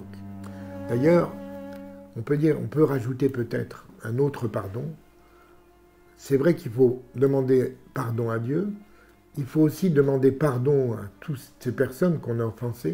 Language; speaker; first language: French; native; French